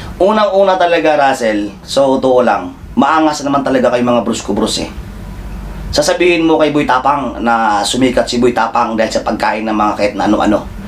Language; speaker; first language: Filipino; non-native, local second language; Cebuano